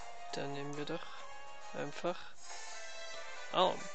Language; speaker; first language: German; native; German